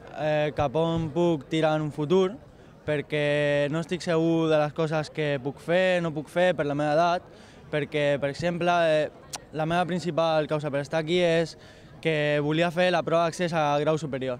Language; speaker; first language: Catalan; non-native, local second language; Spanish